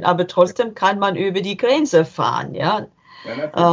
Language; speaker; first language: German; non-native, learner; English